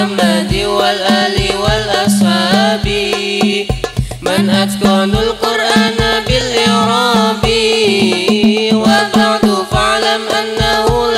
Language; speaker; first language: Arabic; non-native, learner; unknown